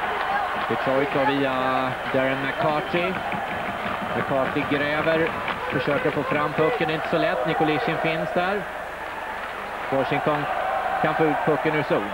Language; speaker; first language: Swedish; native; Swedish